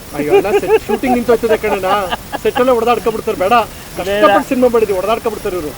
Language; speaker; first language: Kannada; native; Kannada